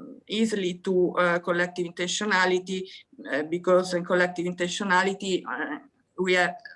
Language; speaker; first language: English; non-native, fluent; Italian